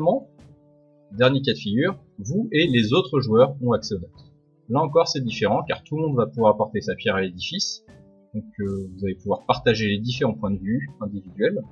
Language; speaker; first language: French; native; French